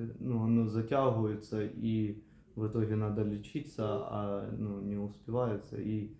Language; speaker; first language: Ukrainian; non-native, local second language; Russian